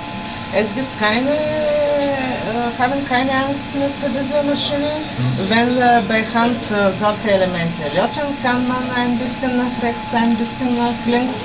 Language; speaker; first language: German; non-native, fluent; Bulgarian